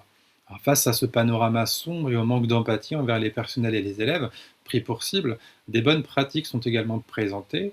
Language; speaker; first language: French; native; French